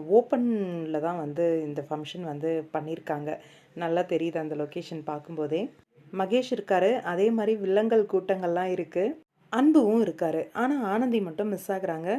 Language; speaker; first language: Tamil; native; Tamil